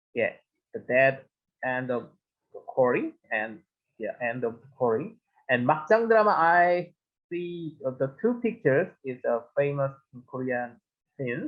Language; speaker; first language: English; non-native, learner; Korean